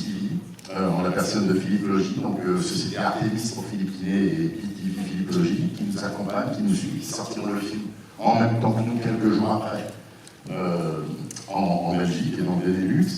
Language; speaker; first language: French; native; French